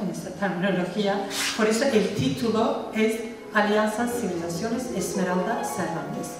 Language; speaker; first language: Spanish; non-native, fluent; Turkish